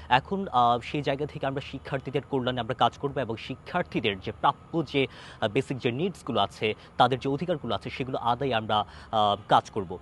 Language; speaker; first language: Bangla; non-native, local second language; Chakma